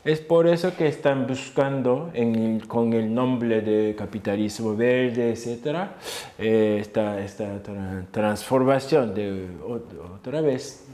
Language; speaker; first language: Spanish; non-native, fluent; Japanese